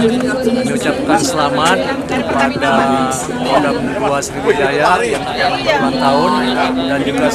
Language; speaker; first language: Indonesian; native; Indonesian